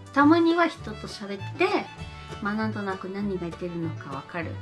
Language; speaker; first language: Japanese; non-native, learner; Spanish